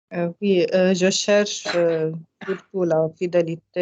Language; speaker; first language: French; non-native, local second language; Arabic